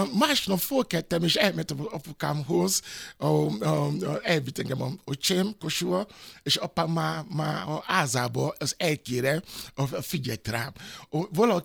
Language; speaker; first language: Hungarian; non-native, fluent; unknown